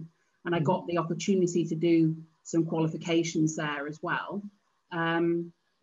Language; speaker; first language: English; native; English